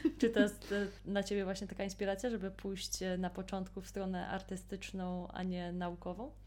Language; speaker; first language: Polish; native; Polish